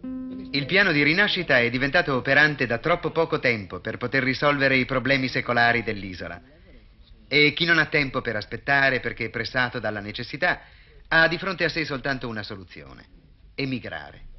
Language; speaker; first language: Italian; native; Italian